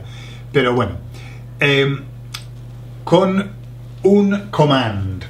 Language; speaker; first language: Spanish; non-native, fluent; English